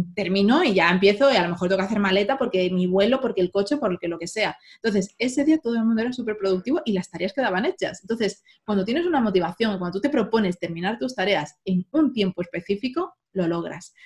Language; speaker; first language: Spanish; native; Spanish